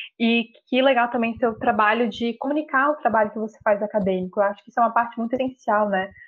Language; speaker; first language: Portuguese; native; Portuguese